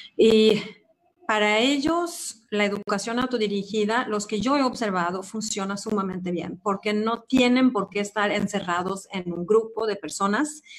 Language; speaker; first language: Spanish; non-native, fluent; Swedish